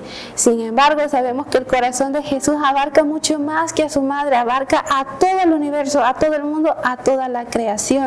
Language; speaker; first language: Spanish; native; Spanish